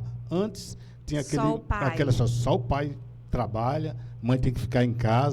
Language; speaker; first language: Portuguese; native; Portuguese